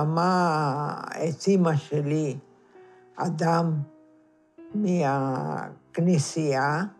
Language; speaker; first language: Hebrew; non-native, fluent; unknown